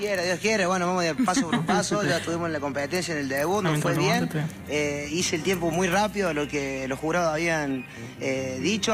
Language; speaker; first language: Spanish; native; Spanish